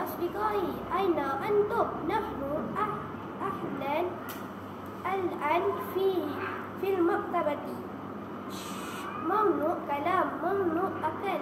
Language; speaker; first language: Arabic; non-native, learner; Malay